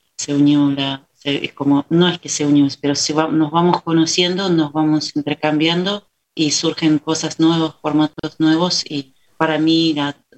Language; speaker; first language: Spanish; non-native, fluent; Russian